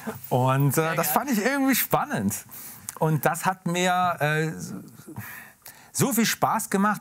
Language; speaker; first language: German; native; German